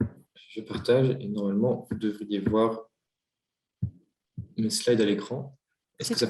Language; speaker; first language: French; native; French